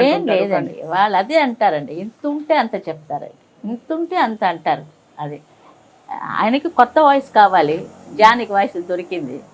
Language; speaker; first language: Telugu; native; Telugu